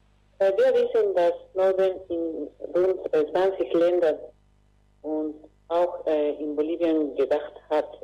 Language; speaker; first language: German; non-native, learner; Spanish